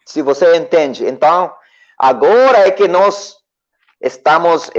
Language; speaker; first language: Portuguese; non-native, learner; Spanish